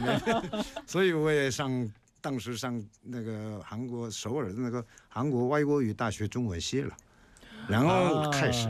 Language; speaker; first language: Chinese; non-native, fluent; Korean